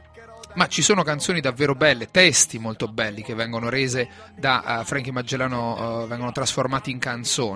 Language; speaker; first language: Italian; native; Italian